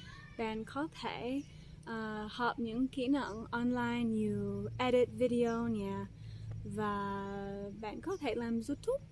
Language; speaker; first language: Vietnamese; non-native, fluent; English